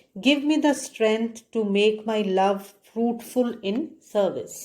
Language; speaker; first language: English; non-native, local second language; Punjabi